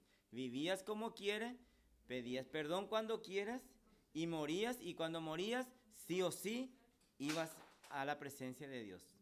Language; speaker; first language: Spanish; native; Spanish